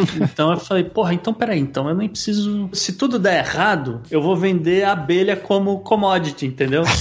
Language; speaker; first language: Portuguese; native; Portuguese